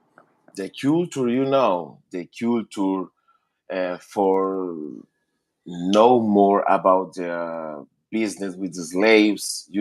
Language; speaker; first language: English; non-native, learner; Spanish